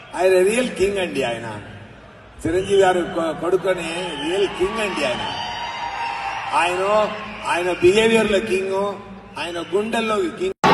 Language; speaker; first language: Telugu; non-native, fluent; Tamil